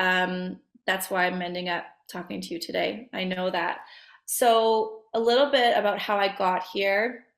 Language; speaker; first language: English; native; English